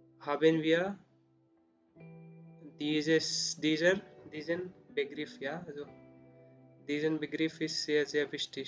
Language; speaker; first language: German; non-native, learner; Spanish